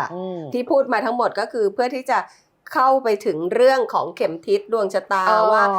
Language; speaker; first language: Thai; native; Thai